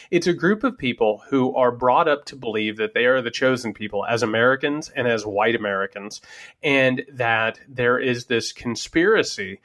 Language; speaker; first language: English; native; English